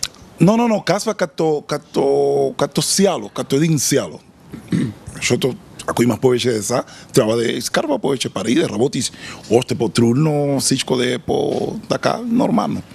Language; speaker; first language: Bulgarian; non-native, learner; Spanish